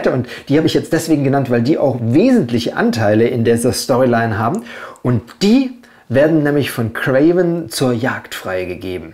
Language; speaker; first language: German; native; German